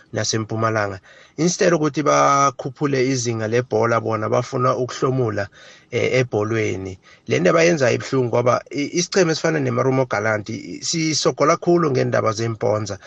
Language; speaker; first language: Zulu; native; Zulu